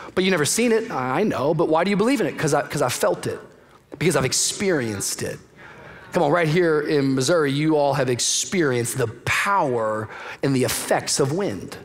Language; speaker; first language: English; native; English